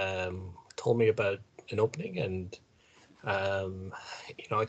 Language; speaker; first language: English; native; English